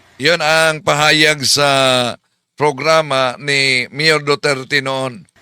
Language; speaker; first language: Filipino; native; Filipino